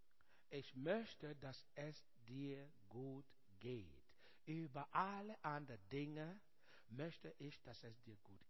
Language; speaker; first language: German; non-native, learner; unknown